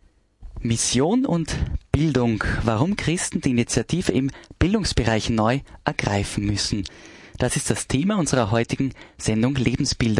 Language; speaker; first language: German; native; German